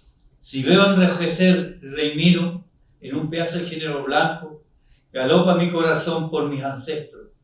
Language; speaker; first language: Spanish; non-native, local second language; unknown